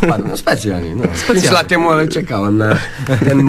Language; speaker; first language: Polish; non-native, learner; English